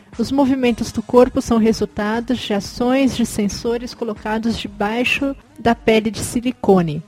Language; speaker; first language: Portuguese; native; Portuguese